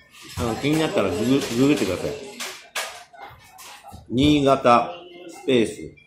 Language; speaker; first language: Japanese; native; Japanese